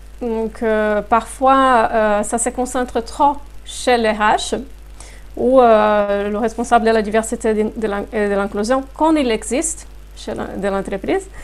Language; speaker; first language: French; non-native, fluent; Portuguese